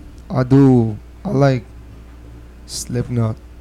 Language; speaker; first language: English; non-native, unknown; Spanish